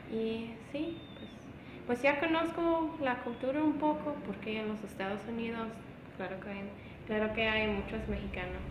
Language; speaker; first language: Spanish; non-native, fluent; English